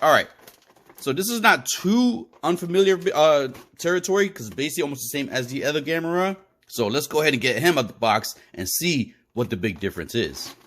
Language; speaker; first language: English; native; English